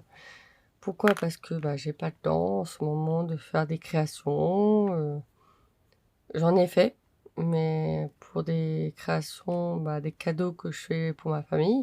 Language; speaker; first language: French; native; French